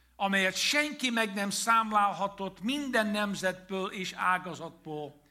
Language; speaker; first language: Hungarian; native; Hungarian